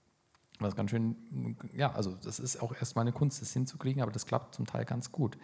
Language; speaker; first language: German; native; German